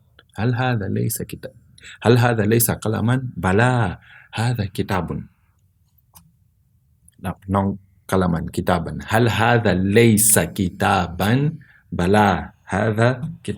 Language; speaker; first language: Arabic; non-native, fluent; Portuguese